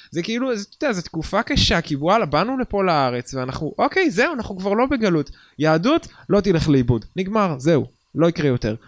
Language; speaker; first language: Hebrew; native; Hebrew